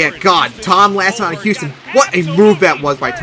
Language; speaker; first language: English; native; English